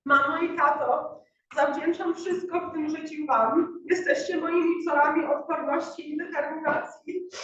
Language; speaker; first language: Polish; early bilingual, heritage; Polish